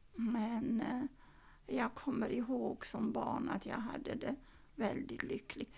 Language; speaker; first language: Swedish; non-native, fluent; Yiddish